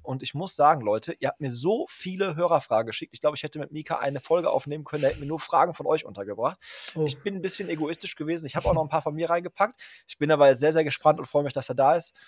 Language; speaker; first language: German; native; German